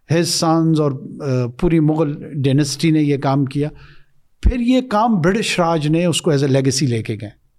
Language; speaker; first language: Urdu; non-native, local second language; Pashto